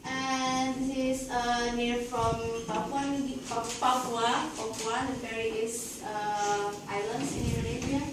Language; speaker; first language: English; non-native, learner; Indonesian